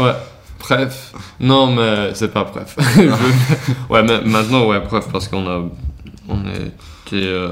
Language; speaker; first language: French; non-native, learner; Swedish